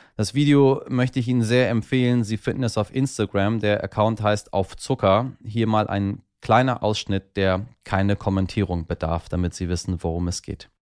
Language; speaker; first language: German; early bilingual, other home language; Persian